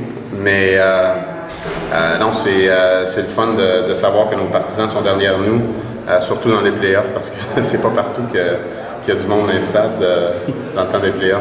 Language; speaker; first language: French; native; French